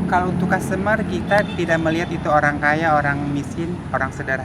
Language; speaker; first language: Indonesian; native; Indonesian